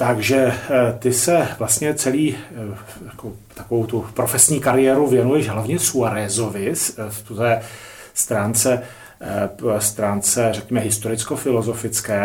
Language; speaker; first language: Czech; native; Czech